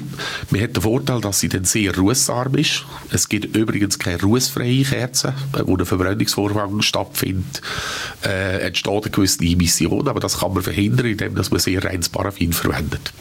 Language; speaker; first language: German; native; German